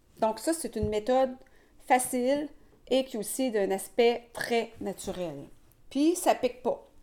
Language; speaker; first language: French; native; French